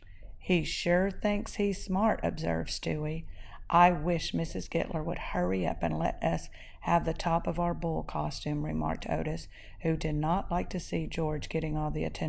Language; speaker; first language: English; native; English